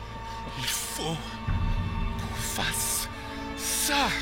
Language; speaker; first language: French; native; French